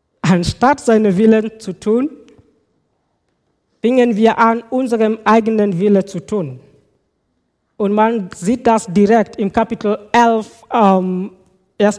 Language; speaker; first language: German; non-native, fluent; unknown